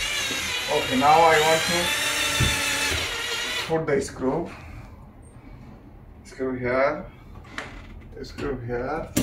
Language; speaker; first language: English; non-native, learner; Bangla